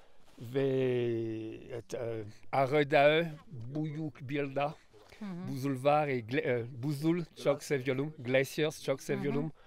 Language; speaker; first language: Turkish; non-native, learner; French